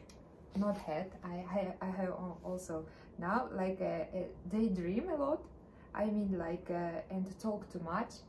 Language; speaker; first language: English; non-native, learner; Russian